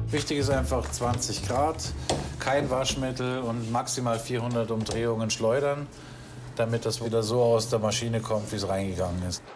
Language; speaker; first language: German; native; German